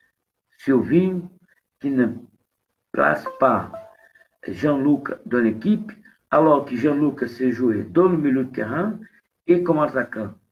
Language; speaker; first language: French; non-native, fluent; Portuguese